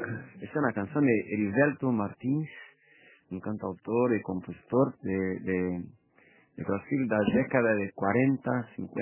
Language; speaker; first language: Spanish; native; Spanish